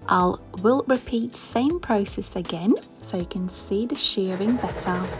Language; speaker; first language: English; non-native, fluent; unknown